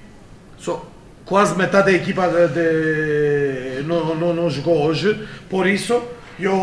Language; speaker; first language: Portuguese; non-native, fluent; Romanian